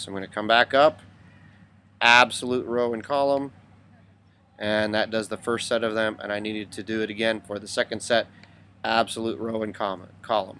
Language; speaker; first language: English; native; English